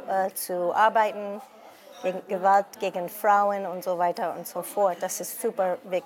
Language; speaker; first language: German; non-native, fluent; English